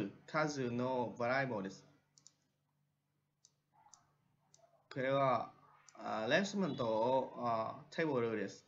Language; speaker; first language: Japanese; non-native, learner; Vietnamese